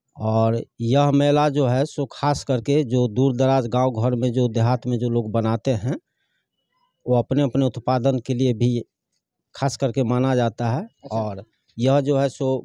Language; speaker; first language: Hindi; native; Hindi